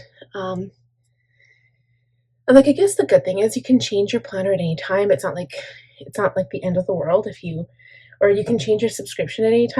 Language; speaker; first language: English; native; English